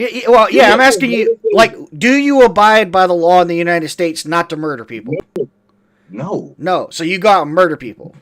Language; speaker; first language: English; native; English